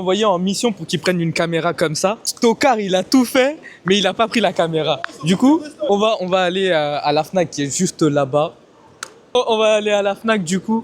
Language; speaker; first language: French; native; French